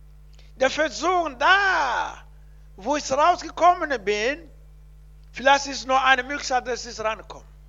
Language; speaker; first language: German; non-native, learner; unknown